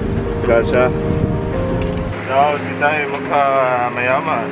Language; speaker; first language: Filipino; non-native, learner; Arabic